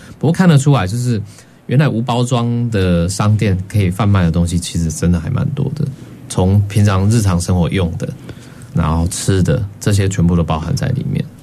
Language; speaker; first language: Chinese; native; Chinese